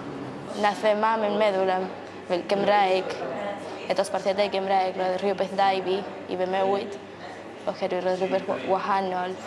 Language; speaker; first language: Welsh; non-native, learner; Spanish